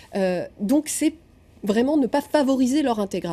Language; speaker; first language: French; native; French